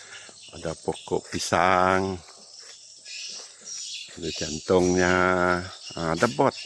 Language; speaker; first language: Malay; native; Malay